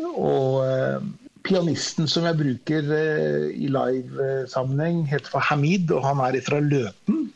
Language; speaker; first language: Norwegian; early bilingual, other home language; Persian